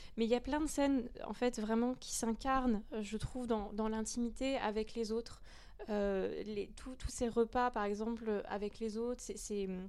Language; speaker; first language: French; native; French